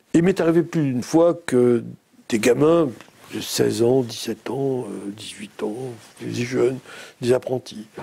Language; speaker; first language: French; native; French